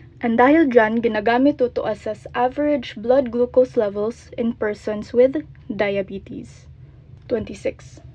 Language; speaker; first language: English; non-native, local second language; Filipino